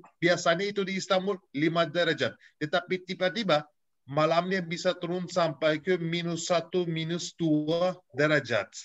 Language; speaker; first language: Indonesian; non-native, fluent; Turkish